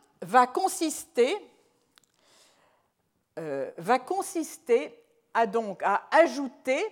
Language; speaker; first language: French; native; French